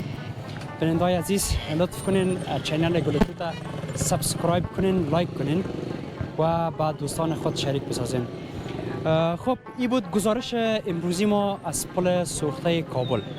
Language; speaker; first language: Persian; native; Persian